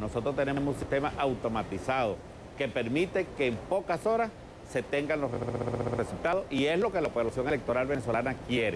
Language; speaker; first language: Spanish; native; Spanish